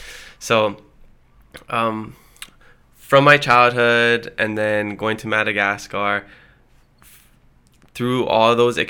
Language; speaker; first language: English; early bilingual, other home language; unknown